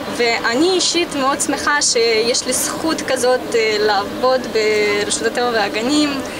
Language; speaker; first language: Hebrew; non-native, fluent; Russian